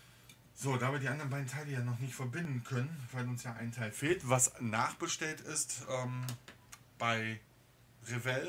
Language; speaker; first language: German; native; German